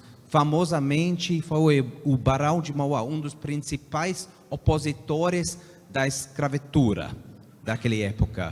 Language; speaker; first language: Portuguese; non-native, fluent; English